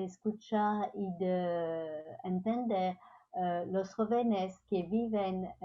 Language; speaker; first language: Spanish; non-native, learner; French